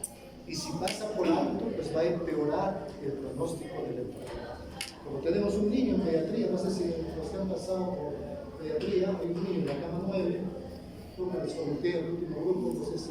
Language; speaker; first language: Spanish; native; Spanish